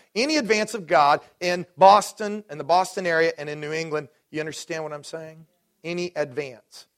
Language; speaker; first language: English; native; English